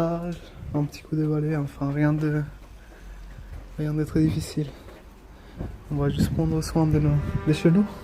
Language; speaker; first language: French; early bilingual, other home language; Spanish